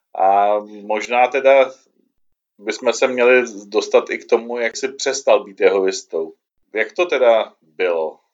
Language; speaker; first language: Czech; native; Czech